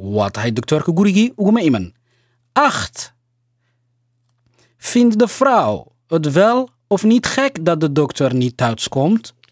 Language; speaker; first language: Dutch; non-native, learner; Somali